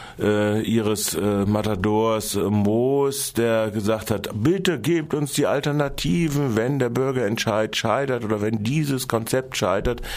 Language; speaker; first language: German; native; German